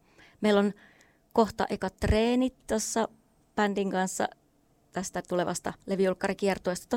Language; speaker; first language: Finnish; native; Finnish